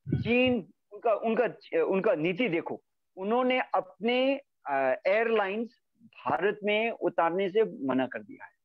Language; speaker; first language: Hindi; native; Hindi